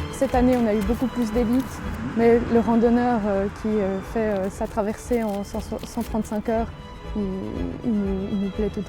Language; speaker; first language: French; native; French